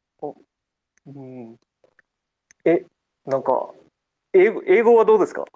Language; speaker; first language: Japanese; non-native, learner; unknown